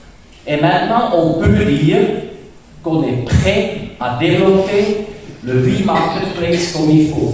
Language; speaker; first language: French; non-native, fluent; German